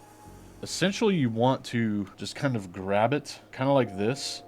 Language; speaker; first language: English; native; English